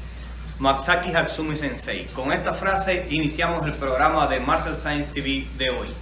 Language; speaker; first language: Spanish; native; Spanish